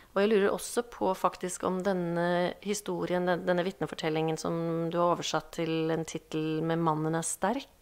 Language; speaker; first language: Norwegian; native; Norwegian